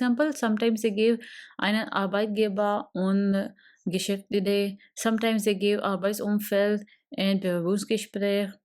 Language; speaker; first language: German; non-native, learner; Urdu